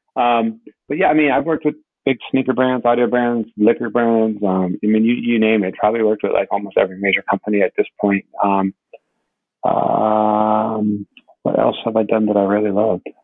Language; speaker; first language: English; native; English